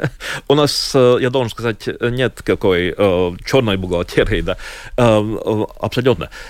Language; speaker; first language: Russian; non-native, local second language; Latvian